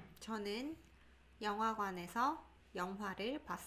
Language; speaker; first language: Korean; non-native, learner; English